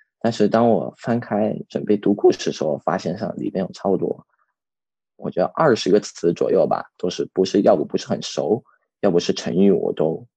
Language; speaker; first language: Chinese; early bilingual, heritage; Chinese